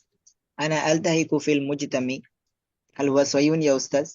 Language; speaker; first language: Arabic; non-native, learner; Bangla